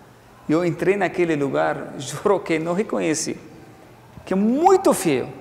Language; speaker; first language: Portuguese; non-native, learner; Arabic